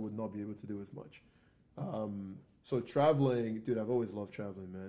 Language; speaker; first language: English; non-native, local second language; Igbo